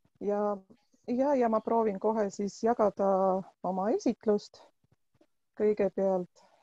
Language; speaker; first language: Estonian; non-native, local second language; Russian